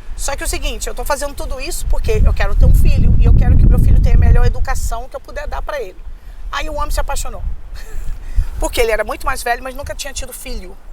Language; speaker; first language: Portuguese; native; Portuguese